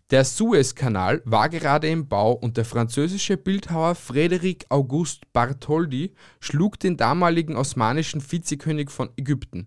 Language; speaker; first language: German; native; German